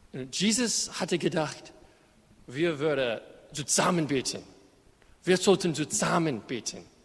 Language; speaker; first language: German; non-native, learner; English